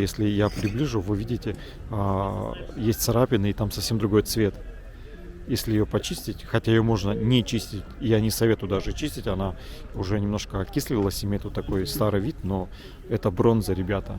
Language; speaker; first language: Russian; native; Russian